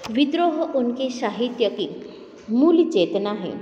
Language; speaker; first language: Hindi; non-native, local second language; Gujarati